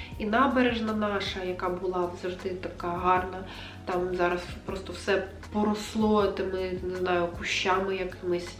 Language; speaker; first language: Ukrainian; non-native, local second language; Russian